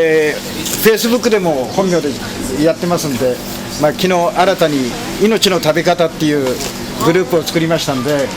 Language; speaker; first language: Japanese; native; Japanese